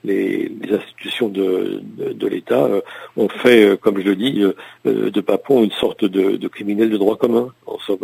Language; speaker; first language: French; native; French